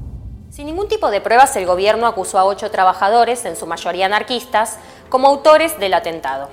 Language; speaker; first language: Spanish; native; Spanish